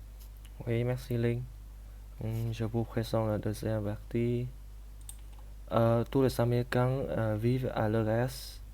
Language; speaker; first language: French; non-native, learner; Vietnamese